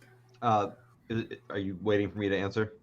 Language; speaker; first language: English; native; English